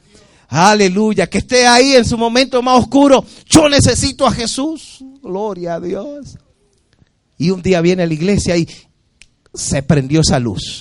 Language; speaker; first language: Spanish; native; Spanish